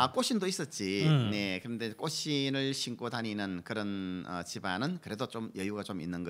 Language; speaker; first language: Korean; native; Korean